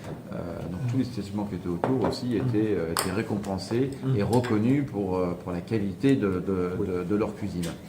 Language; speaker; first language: French; native; French